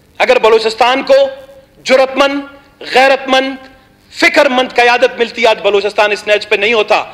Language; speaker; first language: Urdu; non-native, local second language; Baluchi